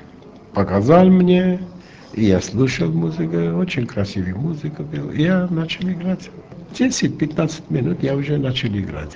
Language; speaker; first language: Russian; non-native, local second language; Armenian